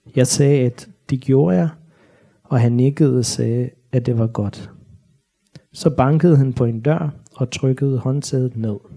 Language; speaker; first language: Danish; non-native, fluent; Bosnian